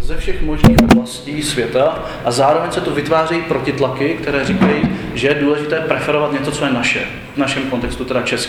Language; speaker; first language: Czech; native; Czech